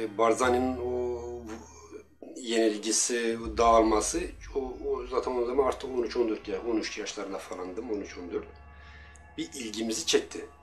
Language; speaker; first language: Turkish; non-native, local second language; Kurdish